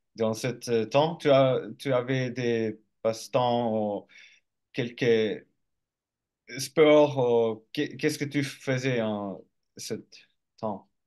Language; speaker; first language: French; non-native, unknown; Finnish